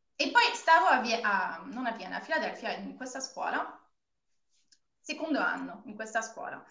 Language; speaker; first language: Italian; non-native, fluent; French